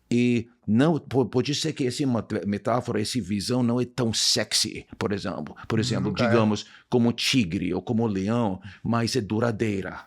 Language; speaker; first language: Portuguese; non-native, fluent; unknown